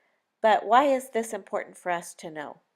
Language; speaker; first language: English; native; English